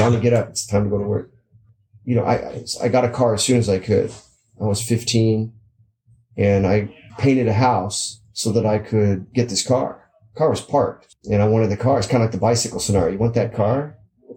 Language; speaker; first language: English; native; English